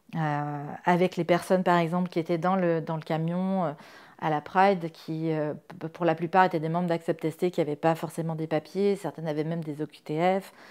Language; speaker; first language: French; native; French